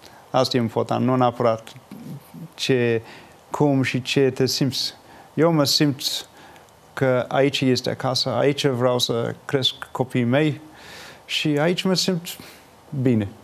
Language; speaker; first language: Romanian; non-native, fluent; English